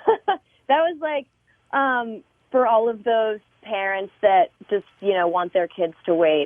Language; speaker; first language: English; native; English